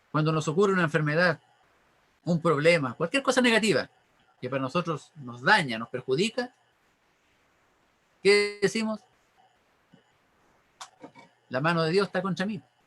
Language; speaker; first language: Spanish; native; Spanish